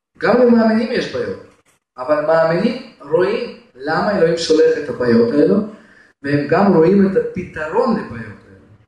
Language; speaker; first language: Hebrew; non-native, fluent; Russian